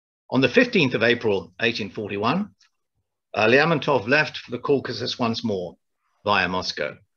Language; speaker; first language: English; native; English